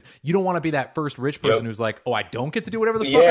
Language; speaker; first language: English; early bilingual, other home language; Hebrew